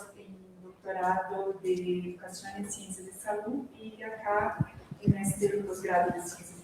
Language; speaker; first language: Spanish; non-native, fluent; Portuguese